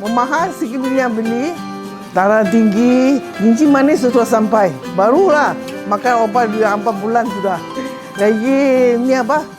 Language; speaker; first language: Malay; non-native, local second language; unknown